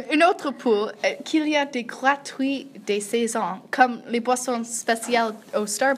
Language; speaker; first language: French; non-native, learner; English